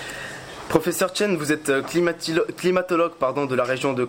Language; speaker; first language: French; native; French